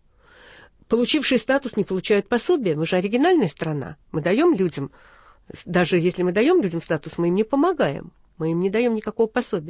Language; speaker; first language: Russian; native; Russian